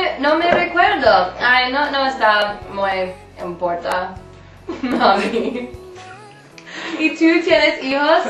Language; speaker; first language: Spanish; non-native, learner; English